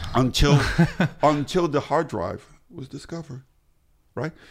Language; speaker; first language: English; early bilingual, other home language; Chinese